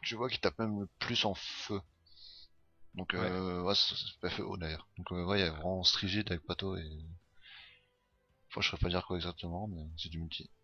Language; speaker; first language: French; native; French